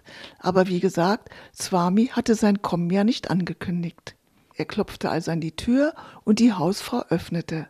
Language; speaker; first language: German; native; German